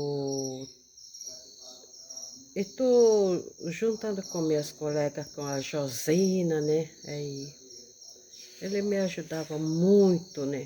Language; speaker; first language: Portuguese; non-native, local second language; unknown